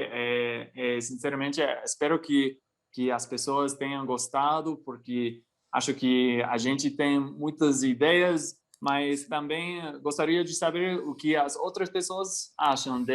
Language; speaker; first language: Portuguese; non-native, fluent; English